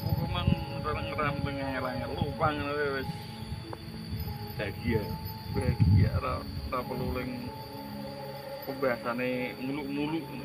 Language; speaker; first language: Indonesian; non-native, local second language; Javanese